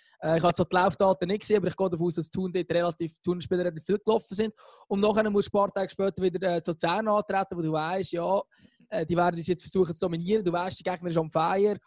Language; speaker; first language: German; native; German